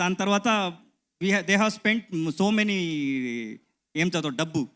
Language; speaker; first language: Telugu; non-native, learner; Kannada